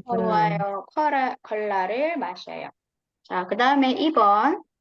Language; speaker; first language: Korean; non-native, fluent; Indonesian